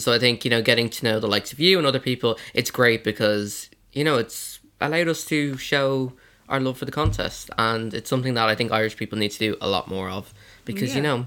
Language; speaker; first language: English; native; English